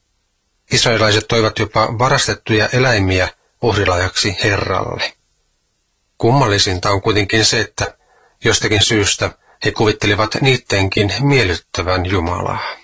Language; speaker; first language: Finnish; native; Finnish